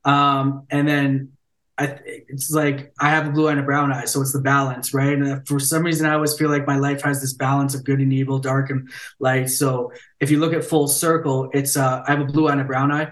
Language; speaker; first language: English; native; English